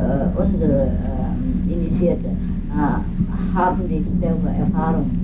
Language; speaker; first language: German; non-native, learner; Vietnamese